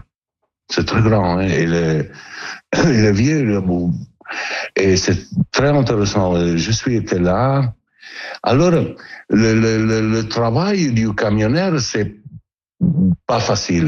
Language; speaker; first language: French; non-native, fluent; Italian